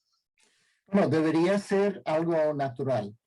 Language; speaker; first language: Spanish; non-native, fluent; English